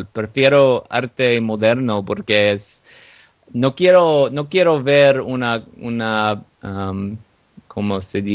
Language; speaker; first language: Spanish; non-native, learner; English